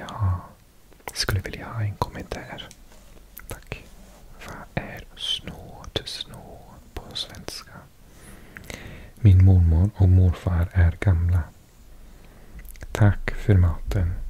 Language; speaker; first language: Swedish; non-native, learner; English